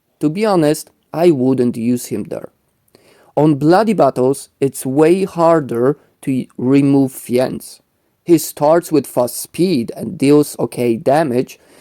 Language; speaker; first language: English; non-native, fluent; Polish